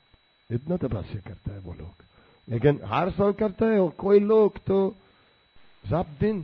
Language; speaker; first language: Hindi; non-native, fluent; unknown